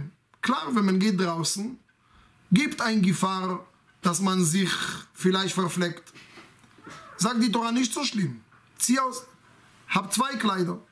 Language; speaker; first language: German; non-native, fluent; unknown